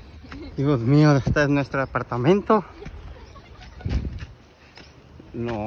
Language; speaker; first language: Spanish; non-native, learner; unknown